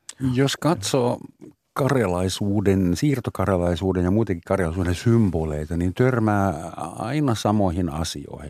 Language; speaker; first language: Finnish; non-native, fluent; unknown